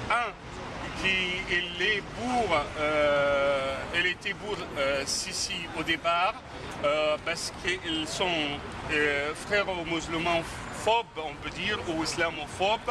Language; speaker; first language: French; non-native, fluent; Arabic